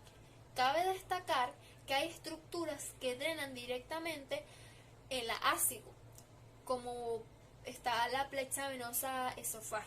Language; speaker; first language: Spanish; native; Spanish